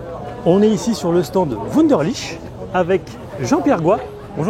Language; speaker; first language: French; native; French